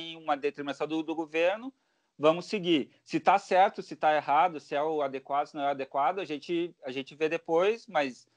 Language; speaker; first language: Portuguese; native; Portuguese